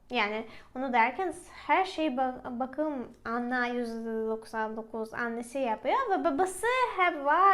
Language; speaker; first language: Turkish; non-native, fluent; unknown